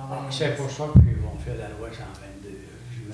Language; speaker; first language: French; native; French